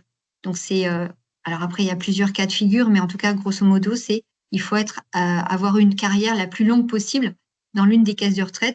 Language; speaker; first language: French; native; French